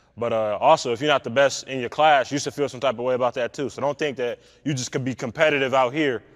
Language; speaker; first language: English; native; English